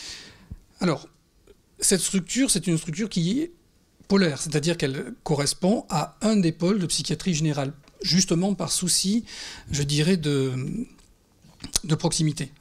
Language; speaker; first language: French; native; French